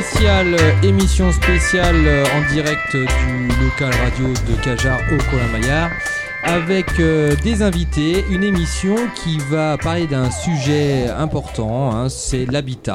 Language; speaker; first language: French; native; French